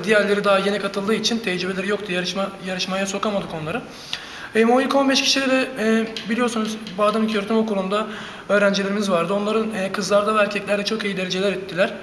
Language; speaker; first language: Turkish; native; Turkish